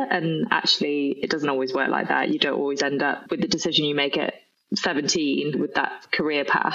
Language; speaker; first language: English; native; English